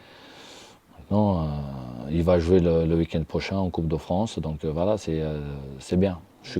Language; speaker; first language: French; non-native, fluent; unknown